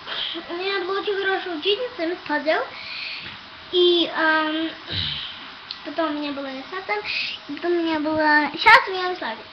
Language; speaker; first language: Russian; early bilingual, heritage; Russian